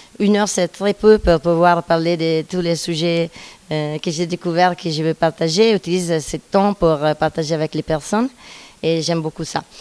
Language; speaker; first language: French; non-native, fluent; Italian